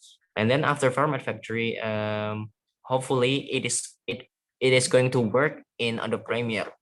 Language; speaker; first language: English; non-native, fluent; Indonesian